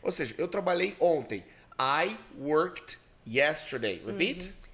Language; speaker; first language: English; non-native, fluent; Portuguese